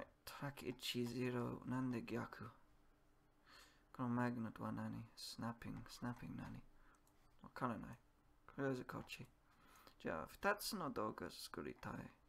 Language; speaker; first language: Japanese; non-native, learner; English